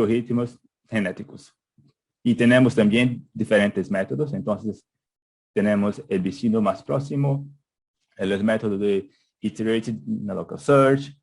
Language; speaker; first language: Spanish; non-native, fluent; Portuguese